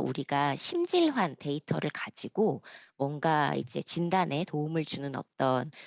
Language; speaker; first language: Korean; native; Korean